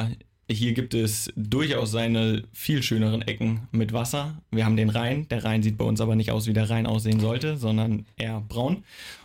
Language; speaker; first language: German; native; German